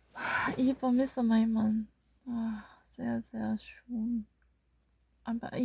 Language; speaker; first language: German; non-native, learner; Korean